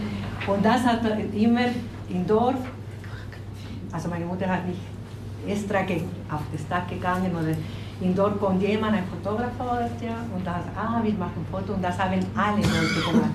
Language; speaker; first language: German; non-native, learner; Spanish